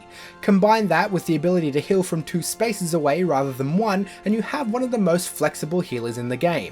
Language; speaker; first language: English; native; English